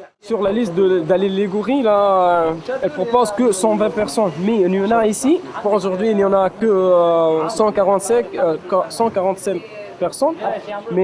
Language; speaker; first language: French; non-native, local second language; Arabic